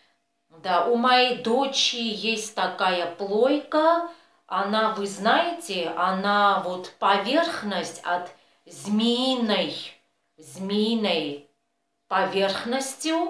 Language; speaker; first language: Russian; non-native, fluent; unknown